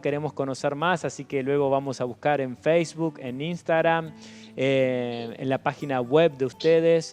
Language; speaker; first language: Spanish; native; Spanish